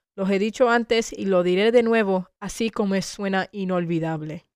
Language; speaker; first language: Spanish; early bilingual, heritage; Spanish